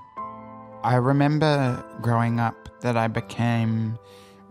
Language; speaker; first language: English; native; English